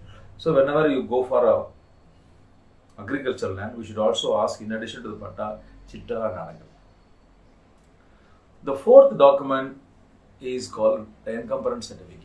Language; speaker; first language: English; non-native, local second language; Tamil